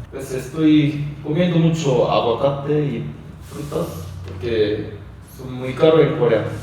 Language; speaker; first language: Spanish; non-native, learner; Korean